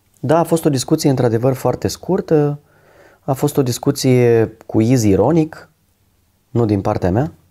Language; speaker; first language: Romanian; native; Romanian